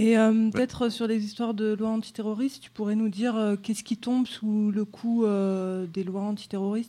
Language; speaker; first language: French; native; French